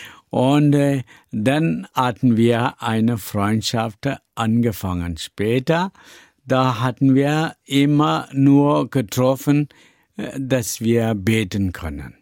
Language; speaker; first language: German; non-native, learner; Tamil